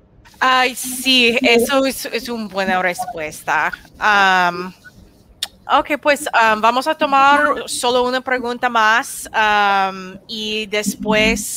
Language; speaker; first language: Spanish; non-native, learner; English